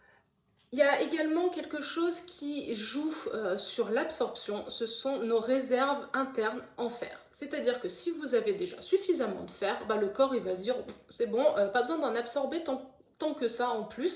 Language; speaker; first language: French; native; French